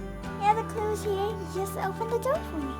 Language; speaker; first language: English; non-native, fluent; Vietnamese